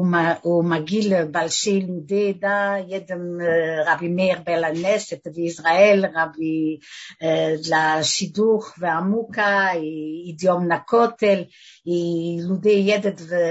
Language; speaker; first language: Russian; early bilingual, heritage; Russian